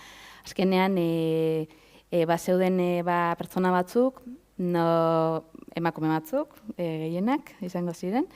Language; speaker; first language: Basque; native; Basque